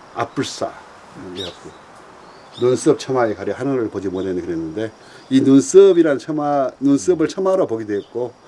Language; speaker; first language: Korean; native; Korean